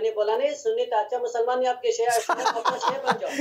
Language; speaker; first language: Hindi; non-native, learner; Hazaragi